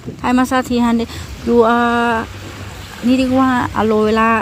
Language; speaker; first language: English; non-native, learner; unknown